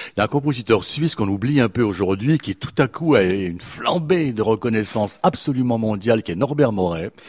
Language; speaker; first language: French; native; French